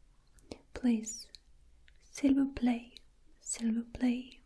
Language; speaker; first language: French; non-native, learner; Russian